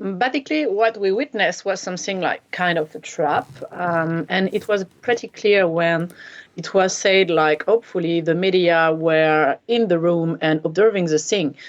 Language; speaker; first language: English; non-native, fluent; French